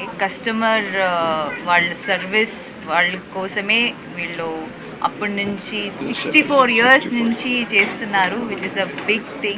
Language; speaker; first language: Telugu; non-native, learner; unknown